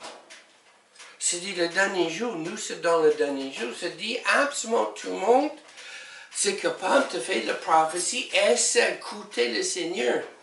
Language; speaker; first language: French; non-native, learner; English